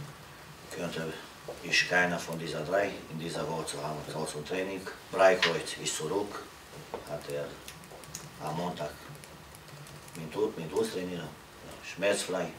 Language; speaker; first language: German; non-native, learner; Romanian